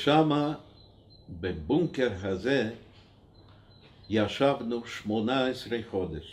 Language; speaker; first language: Hebrew; non-native, fluent; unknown